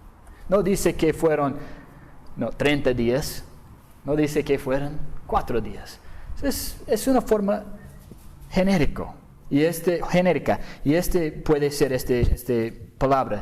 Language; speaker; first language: Spanish; non-native, fluent; English